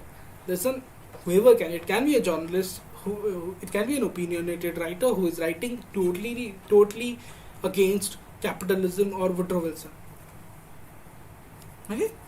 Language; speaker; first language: English; non-native, local second language; Hindi